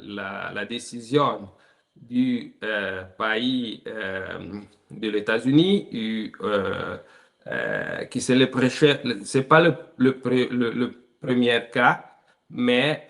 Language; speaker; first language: French; non-native, learner; Italian